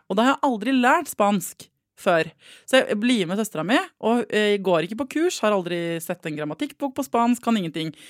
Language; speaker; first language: Norwegian; native; Norwegian